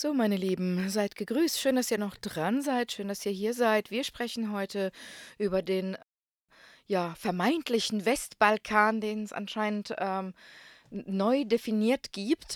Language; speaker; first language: German; non-native, fluent; Croatian